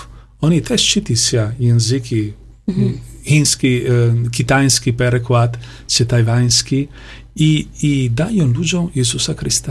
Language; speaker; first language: Polish; non-native, learner; Italian